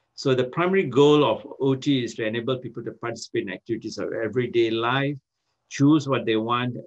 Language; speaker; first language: English; non-native, local second language; Tamil